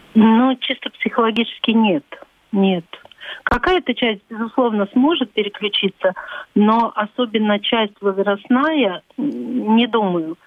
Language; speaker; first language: Russian; non-native, local second language; Latvian